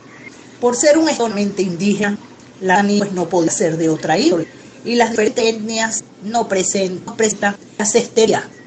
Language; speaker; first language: Spanish; native; Spanish